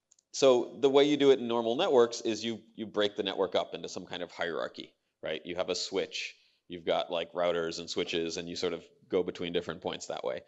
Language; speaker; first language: English; native; English